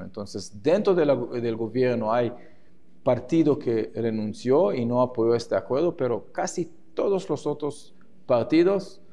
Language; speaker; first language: Spanish; non-native, fluent; Hebrew